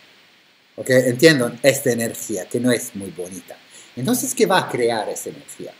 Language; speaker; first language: Spanish; non-native, fluent; Italian